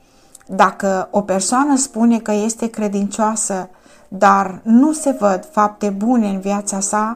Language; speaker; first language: Romanian; native; Romanian